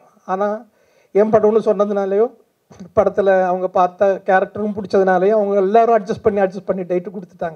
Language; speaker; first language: Tamil; non-native, fluent; Malayalam